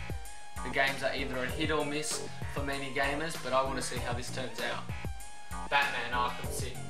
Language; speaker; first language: English; native; English